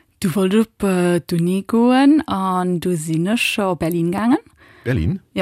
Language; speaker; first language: Luxembourgish; early bilingual, other home language; Italian